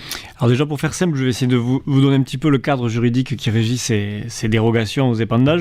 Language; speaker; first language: French; native; French